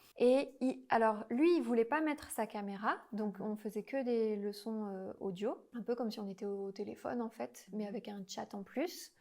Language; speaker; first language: French; native; French